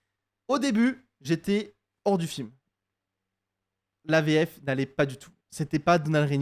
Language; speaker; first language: French; native; French